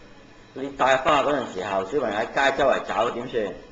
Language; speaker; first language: Cantonese; native; Cantonese